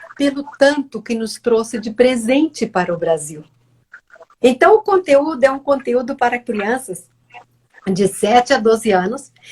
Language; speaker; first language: Portuguese; native; Portuguese